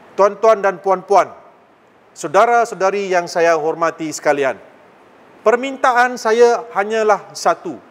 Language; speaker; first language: Malay; non-native, local second language; Tamil